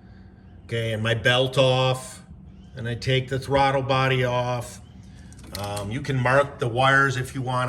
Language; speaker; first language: English; native; English